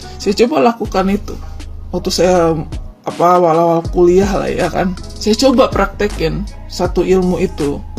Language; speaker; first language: Indonesian; native; Indonesian